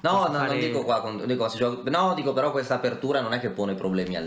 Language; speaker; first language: Italian; native; Italian